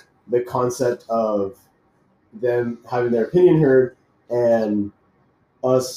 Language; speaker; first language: English; native; English